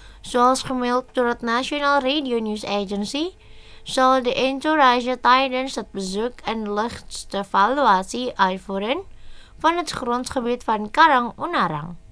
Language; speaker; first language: Dutch; non-native, fluent; Indonesian